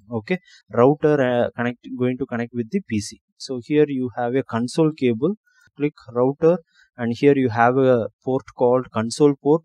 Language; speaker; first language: English; non-native, local second language; Tamil